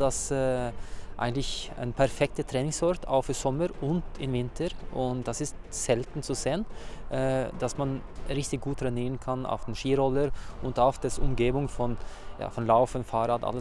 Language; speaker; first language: German; non-native, fluent; Norwegian